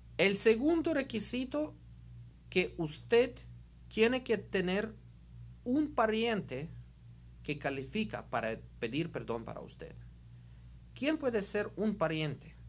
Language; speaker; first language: Spanish; non-native, fluent; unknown